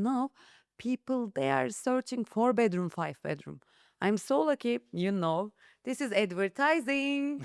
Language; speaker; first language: English; non-native, learner; Turkish